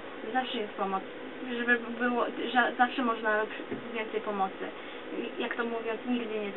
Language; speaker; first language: Polish; early bilingual, other home language; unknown